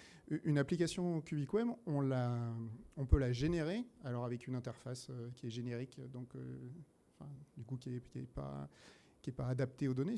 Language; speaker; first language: French; native; French